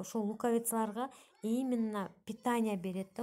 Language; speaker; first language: Russian; non-native, local second language; Kyrgyz